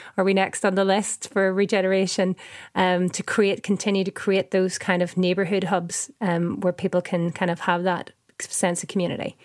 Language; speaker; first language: English; native; English